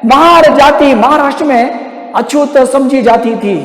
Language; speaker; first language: Hindi; non-native, local second language; Kannada